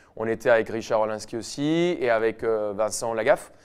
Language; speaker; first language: French; non-native, fluent; Spanish